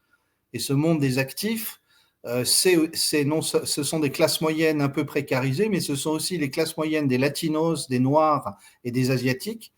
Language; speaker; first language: French; native; French